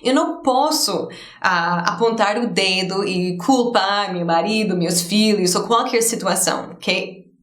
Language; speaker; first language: Portuguese; non-native, fluent; English